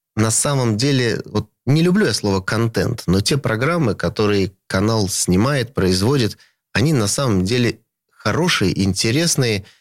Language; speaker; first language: Russian; native; Russian